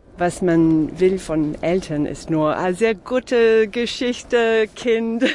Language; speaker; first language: German; non-native, fluent; English